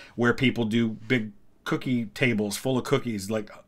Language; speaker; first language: English; native; English